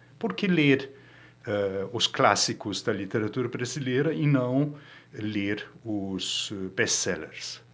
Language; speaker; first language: Portuguese; non-native, fluent; Danish